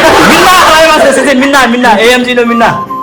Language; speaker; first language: Japanese; non-native, learner; Nepali